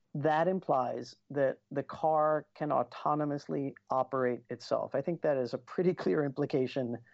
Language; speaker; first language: English; native; English